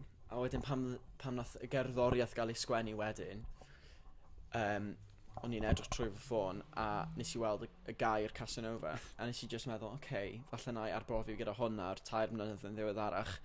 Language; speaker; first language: Welsh; native; Welsh